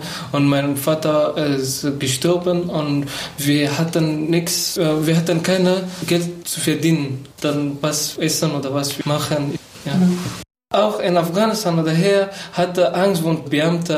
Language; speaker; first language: German; non-native, learner; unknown